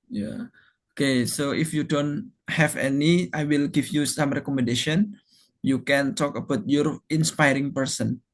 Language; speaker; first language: English; non-native, fluent; Indonesian